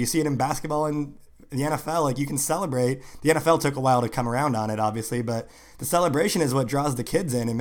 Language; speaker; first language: English; native; English